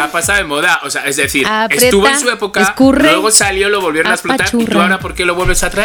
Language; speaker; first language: Spanish; native; Spanish